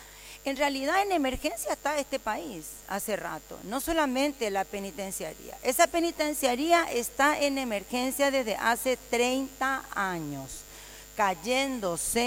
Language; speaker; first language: Spanish; native; Spanish